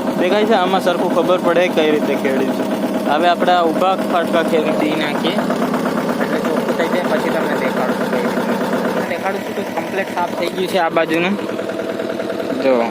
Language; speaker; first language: Gujarati; non-native, local second language; Bhili